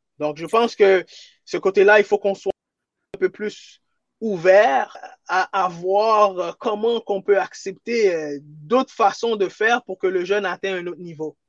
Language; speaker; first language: French; early bilingual, other home language; Haitian Creole